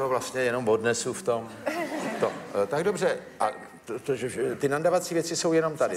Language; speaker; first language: Czech; native; Czech